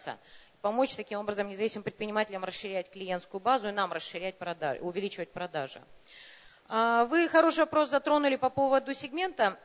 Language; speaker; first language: Russian; native; Russian